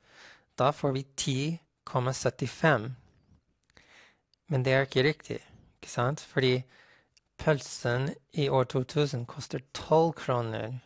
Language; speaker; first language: Norwegian; non-native, fluent; English